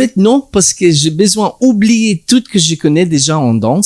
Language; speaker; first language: French; non-native, learner; English